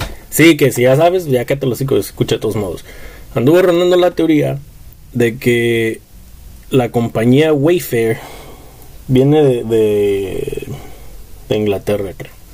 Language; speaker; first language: Spanish; early bilingual, heritage; Spanish